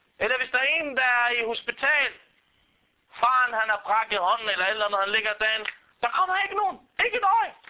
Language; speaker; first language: Danish; non-native, fluent; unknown